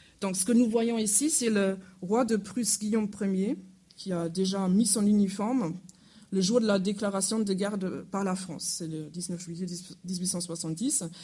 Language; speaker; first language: French; non-native, fluent; German